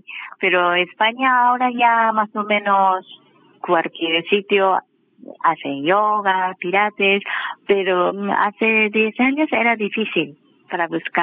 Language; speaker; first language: Spanish; non-native, learner; Japanese